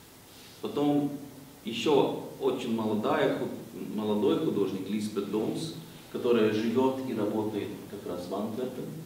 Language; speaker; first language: Russian; non-native, fluent; Swedish